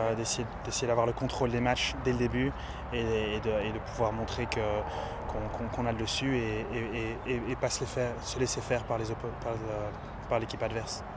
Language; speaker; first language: French; native; French